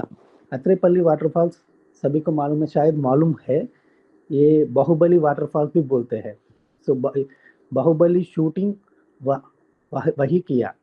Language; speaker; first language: Hindi; non-native, local second language; Telugu